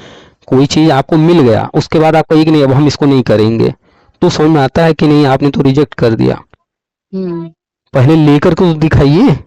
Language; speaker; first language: Hindi; native; Hindi